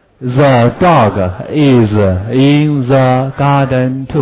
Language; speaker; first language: English; non-native, fluent; Chinese